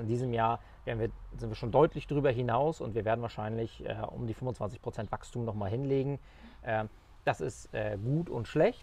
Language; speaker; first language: German; native; German